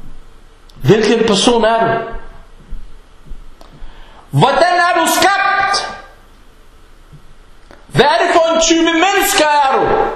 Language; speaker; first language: Danish; early bilingual, other home language; Arabic